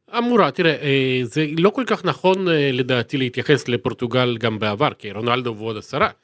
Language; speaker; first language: Hebrew; native; Hebrew